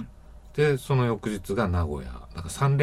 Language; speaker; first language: Japanese; native; Japanese